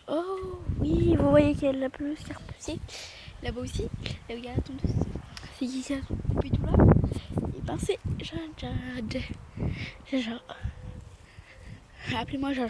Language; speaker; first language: French; native; French